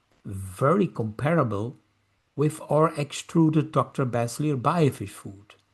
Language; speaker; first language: English; non-native, fluent; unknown